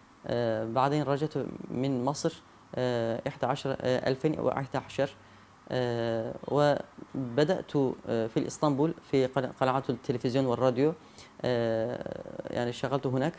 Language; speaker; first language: Arabic; non-native, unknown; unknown